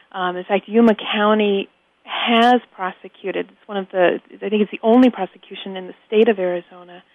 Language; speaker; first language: English; native; English